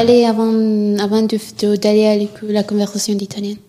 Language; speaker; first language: French; non-native, learner; Italian